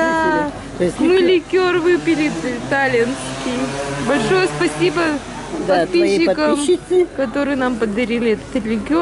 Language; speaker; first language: Russian; native; Russian